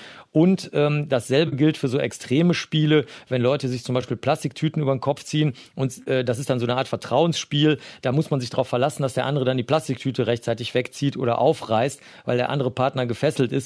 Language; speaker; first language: German; native; German